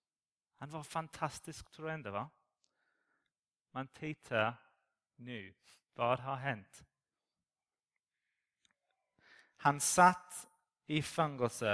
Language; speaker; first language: Swedish; non-native, learner; English